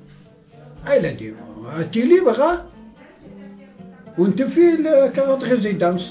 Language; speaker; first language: French; non-native, local second language; Arabic